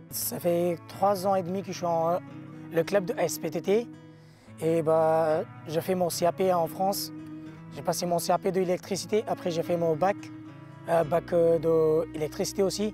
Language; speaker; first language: French; non-native, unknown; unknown